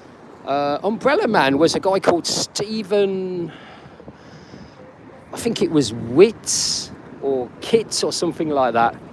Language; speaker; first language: English; native; English